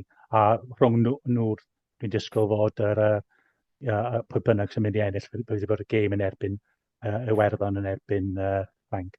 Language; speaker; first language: Welsh; native; Welsh